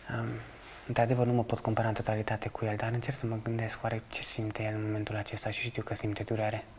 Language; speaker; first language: Romanian; early bilingual, other home language; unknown